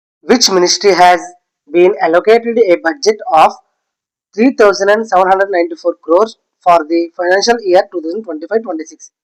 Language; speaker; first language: English; non-native, local second language; Telugu